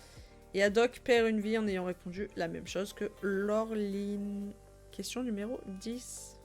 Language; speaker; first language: French; native; French